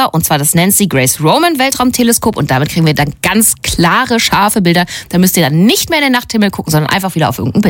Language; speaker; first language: German; native; German